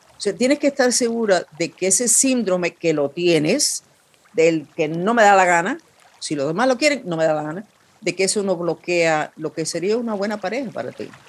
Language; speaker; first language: Spanish; non-native, fluent; English